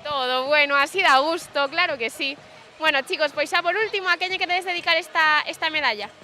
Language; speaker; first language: Galician; native; Galician